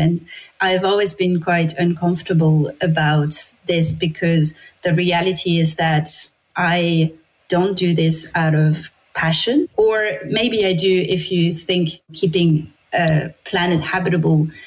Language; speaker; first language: English; non-native, fluent; French